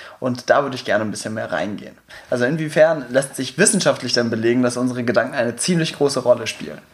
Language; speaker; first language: German; native; German